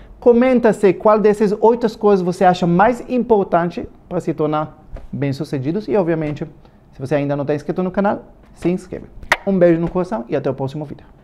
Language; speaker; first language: Portuguese; non-native, fluent; Hebrew